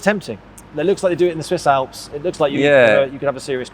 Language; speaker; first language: English; native; English